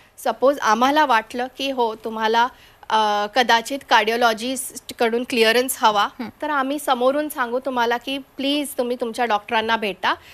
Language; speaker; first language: Marathi; non-native, local second language; Konkani